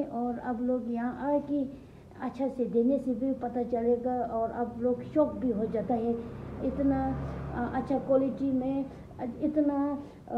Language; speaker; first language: Hindi; non-native, local second language; Tibetan